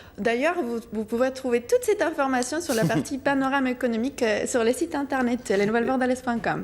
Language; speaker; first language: French; non-native, fluent; Spanish